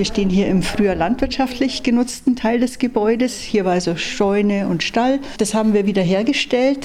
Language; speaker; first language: German; native; German